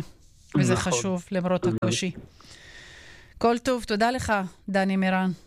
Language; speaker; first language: Hebrew; non-native, local second language; Arabic